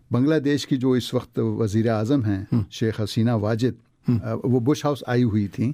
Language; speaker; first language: Urdu; non-native, local second language; Pashto